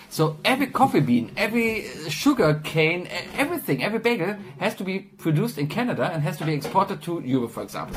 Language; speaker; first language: English; non-native, fluent; German